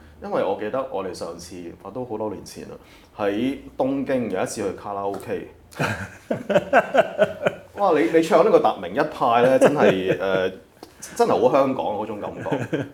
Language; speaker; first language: Cantonese; native; Cantonese